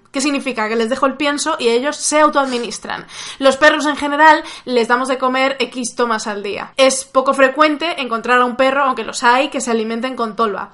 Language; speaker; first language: Spanish; native; Spanish